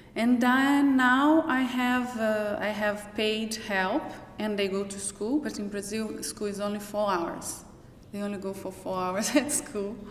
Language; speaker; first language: English; non-native, fluent; Portuguese